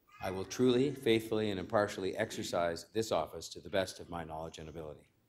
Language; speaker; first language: English; native; English